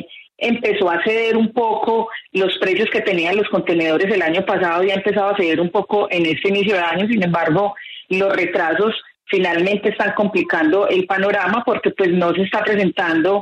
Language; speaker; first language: Spanish; native; Spanish